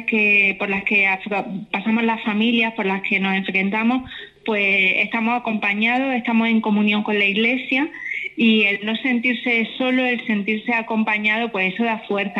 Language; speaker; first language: Spanish; native; Spanish